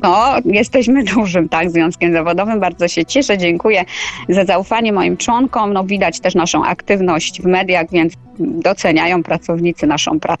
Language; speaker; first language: Polish; native; Polish